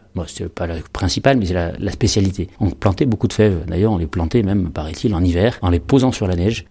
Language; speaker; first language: French; native; French